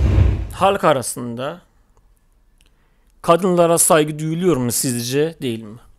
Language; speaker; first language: Turkish; non-native, fluent; Persian